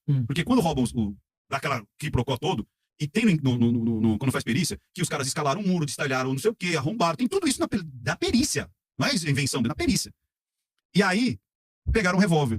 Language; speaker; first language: Portuguese; native; Portuguese